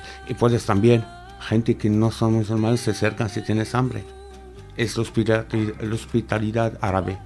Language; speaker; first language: Spanish; non-native, fluent; Arabic